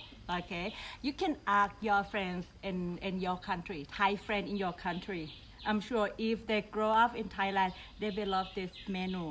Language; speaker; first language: English; non-native, learner; Thai